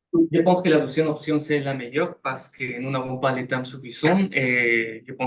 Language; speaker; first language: French; non-native, fluent; Spanish